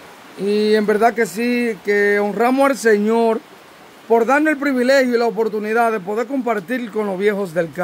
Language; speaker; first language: Spanish; native; Spanish